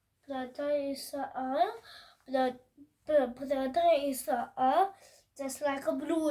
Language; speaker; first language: English; non-native, learner; Hindi